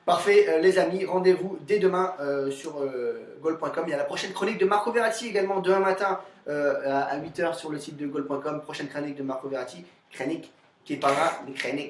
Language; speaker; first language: French; native; French